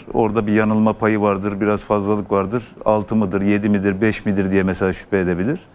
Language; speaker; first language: Turkish; native; Turkish